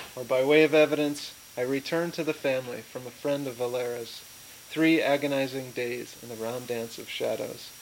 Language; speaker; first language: English; native; English